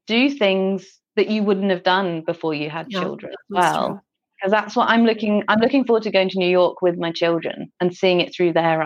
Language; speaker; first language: English; native; English